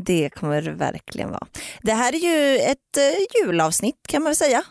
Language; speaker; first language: Swedish; native; Swedish